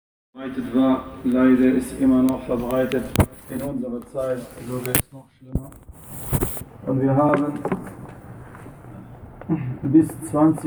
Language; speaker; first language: German; non-native, fluent; Arabic